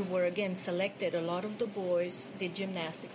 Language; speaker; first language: English; non-native, fluent; Hungarian